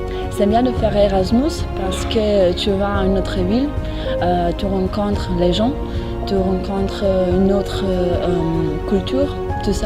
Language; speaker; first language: French; non-native, learner; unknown